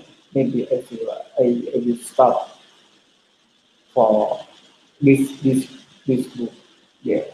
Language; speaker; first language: English; non-native, learner; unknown